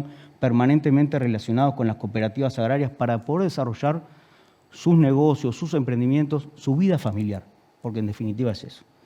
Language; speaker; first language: Spanish; native; Spanish